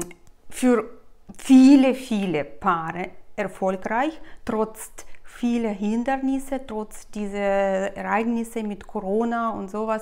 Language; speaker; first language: German; non-native, fluent; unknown